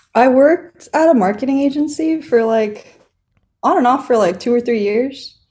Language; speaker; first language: English; native; English